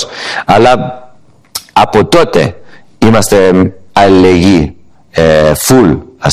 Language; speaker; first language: Greek; early bilingual, heritage; English